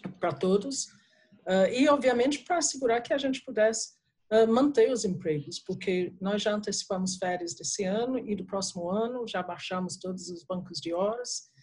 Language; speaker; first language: Portuguese; non-native, fluent; English